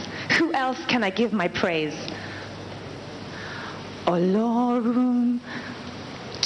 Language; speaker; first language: English; native; English